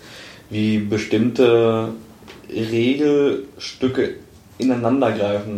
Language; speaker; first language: German; native; German